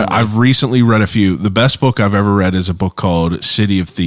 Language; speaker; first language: English; native; English